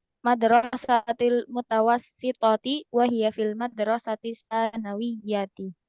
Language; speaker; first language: Arabic; non-native, learner; Indonesian